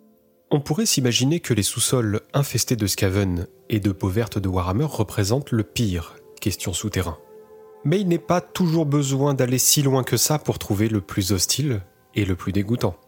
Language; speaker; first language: French; native; French